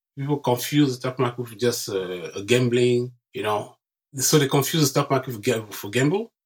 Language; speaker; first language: English; non-native, local second language; French